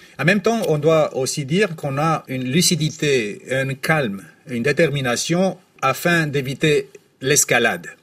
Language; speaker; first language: French; non-native, fluent; Romanian